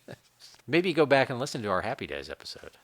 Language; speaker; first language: English; native; English